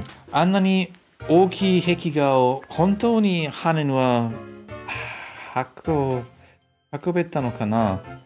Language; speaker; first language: Japanese; non-native, learner; German